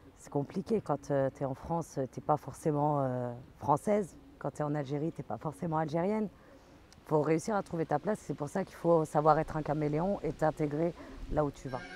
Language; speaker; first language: French; native; French